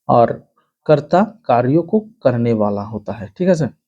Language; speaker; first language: Hindi; non-native, local second language; Bangla